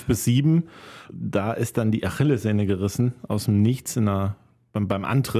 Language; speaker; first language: German; native; German